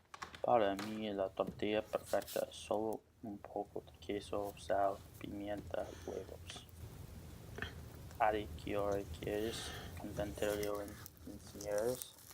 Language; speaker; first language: Spanish; non-native, learner; English